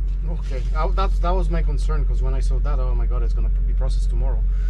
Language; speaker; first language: English; non-native, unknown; Polish